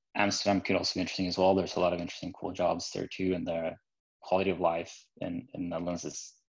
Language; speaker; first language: English; non-native, fluent; Norwegian